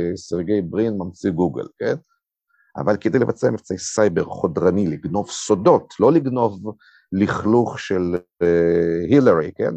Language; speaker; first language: Hebrew; non-native, fluent; Russian